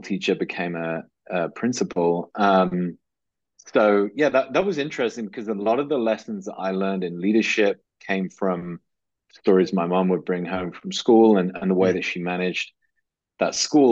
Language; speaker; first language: English; native; English